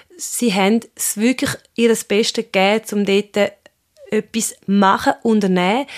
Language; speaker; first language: German; early bilingual, other home language; Swiss German